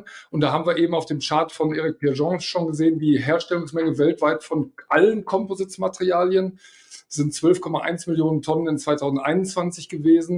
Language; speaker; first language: German; native; German